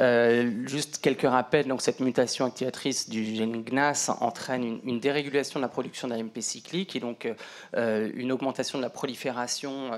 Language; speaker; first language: French; native; French